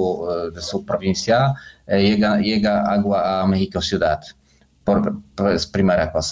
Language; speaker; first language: Spanish; non-native, learner; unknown